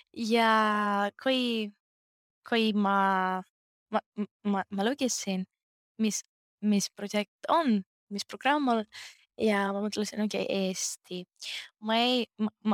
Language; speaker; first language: Estonian; non-native, learner; Greek